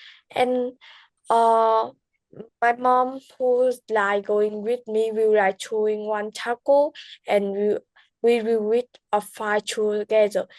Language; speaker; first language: English; non-native, learner; Vietnamese